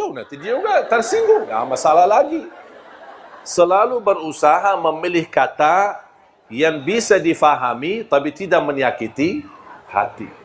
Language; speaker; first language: Malay; non-native, fluent; Arabic